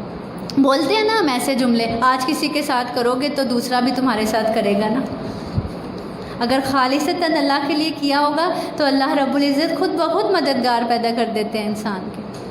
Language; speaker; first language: Urdu; native; Urdu